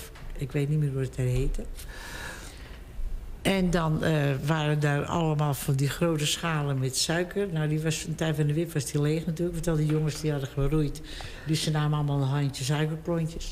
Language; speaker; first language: Dutch; native; Dutch